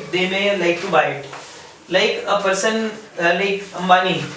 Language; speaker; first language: English; non-native, local second language; Hindi